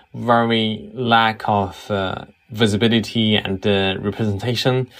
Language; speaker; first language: English; non-native, fluent; Chinese